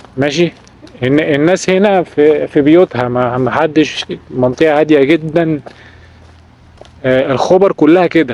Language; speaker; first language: Arabic; native; Arabic